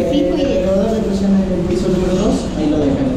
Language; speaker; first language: Spanish; native; Spanish